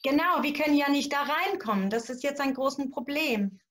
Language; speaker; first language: German; non-native, fluent; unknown